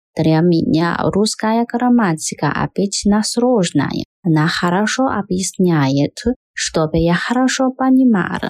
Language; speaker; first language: Russian; non-native, learner; Chinese